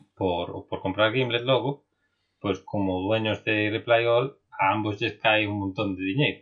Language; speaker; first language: Spanish; non-native, local second language; Galician